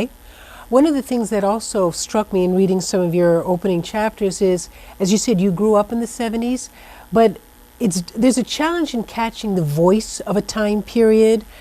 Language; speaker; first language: English; native; English